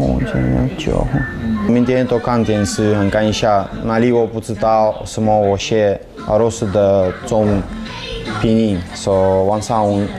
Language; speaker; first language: Chinese; non-native, learner; Russian